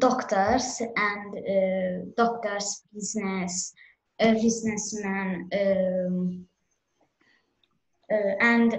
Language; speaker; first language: English; non-native, learner; Azerbaijani